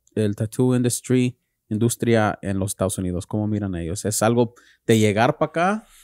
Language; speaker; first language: Spanish; early bilingual, heritage; Spanish